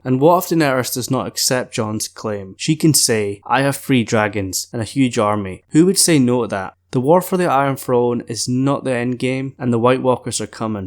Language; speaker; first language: English; native; English